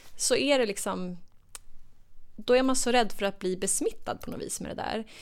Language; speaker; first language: Swedish; native; Swedish